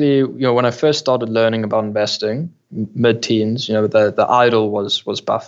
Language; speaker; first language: English; native; English